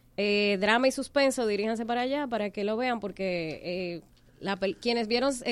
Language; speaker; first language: Spanish; native; Spanish